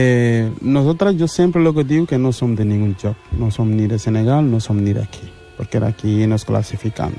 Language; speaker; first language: Catalan; early bilingual, other home language; Wolof